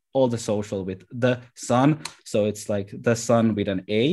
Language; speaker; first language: English; non-native, fluent; Finnish